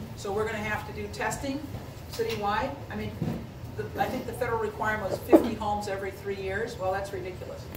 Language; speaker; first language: English; native; English